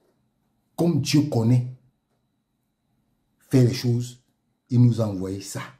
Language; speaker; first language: French; native; French